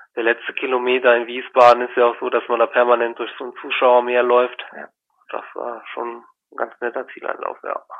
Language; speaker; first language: German; native; German